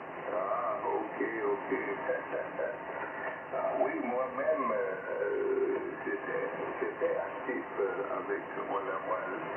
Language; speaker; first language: French; non-native, local second language; German